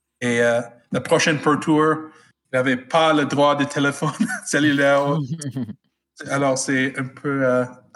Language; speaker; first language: French; non-native, fluent; English